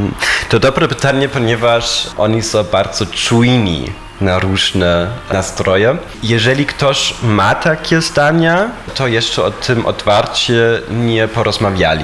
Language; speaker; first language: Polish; non-native, fluent; German